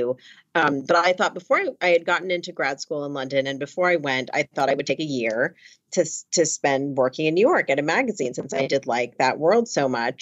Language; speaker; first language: English; native; English